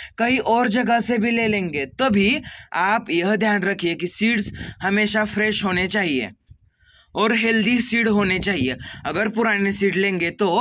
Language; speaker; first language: Hindi; non-native, local second language; Marathi